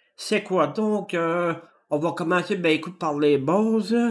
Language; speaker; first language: French; native; French